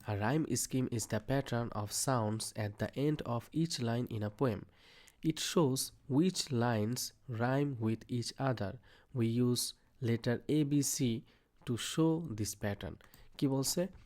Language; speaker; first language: English; non-native, local second language; Bangla